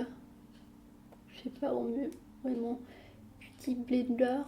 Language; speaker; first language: French; non-native, fluent; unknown